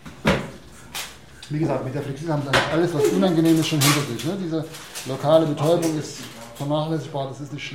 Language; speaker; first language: German; native; German